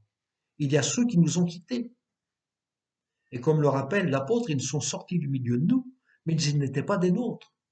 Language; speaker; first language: French; native; French